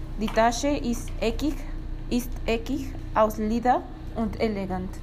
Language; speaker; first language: German; non-native, learner; Spanish